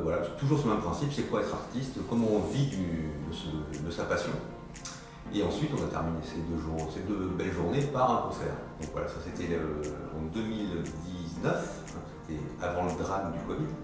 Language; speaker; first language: French; native; French